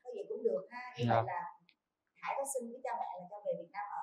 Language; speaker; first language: Vietnamese; native; Vietnamese